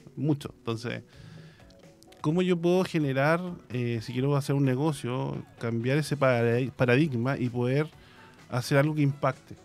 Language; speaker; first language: Spanish; native; Spanish